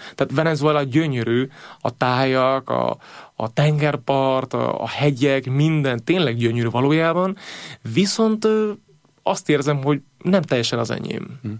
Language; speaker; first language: Hungarian; non-native, fluent; Spanish